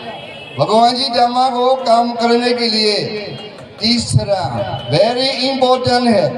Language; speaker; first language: Hindi; non-native, learner; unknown